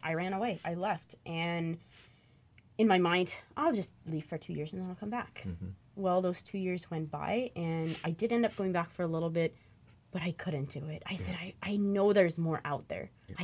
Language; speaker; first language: English; native; English